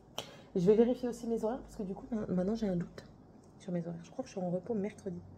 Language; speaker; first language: French; native; French